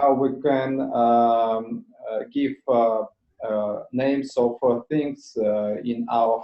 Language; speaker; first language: English; non-native, learner; Russian